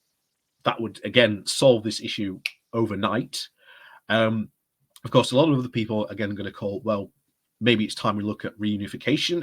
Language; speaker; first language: English; native; English